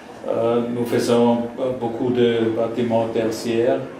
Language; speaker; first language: French; non-native, learner; German